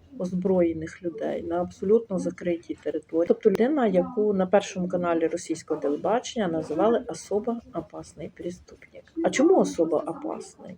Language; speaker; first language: Ukrainian; non-native, local second language; Russian